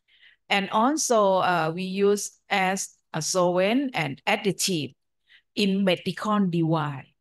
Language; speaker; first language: English; non-native, fluent; Thai